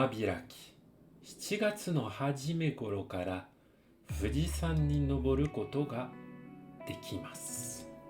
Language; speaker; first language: Japanese; non-native, fluent; French